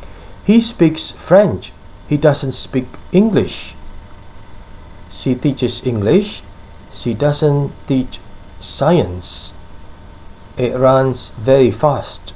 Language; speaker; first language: English; non-native, fluent; Indonesian